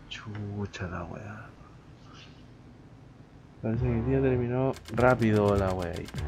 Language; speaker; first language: Spanish; native; Spanish